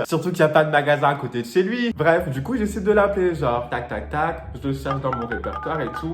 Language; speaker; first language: French; native; French